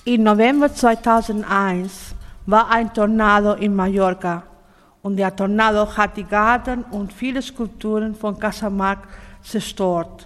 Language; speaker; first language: German; non-native, learner; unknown